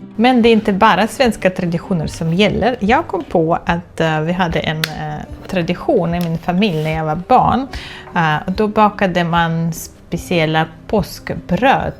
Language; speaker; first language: Swedish; non-native, fluent; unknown